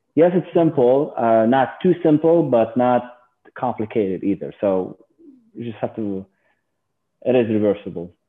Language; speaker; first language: English; non-native, fluent; Arabic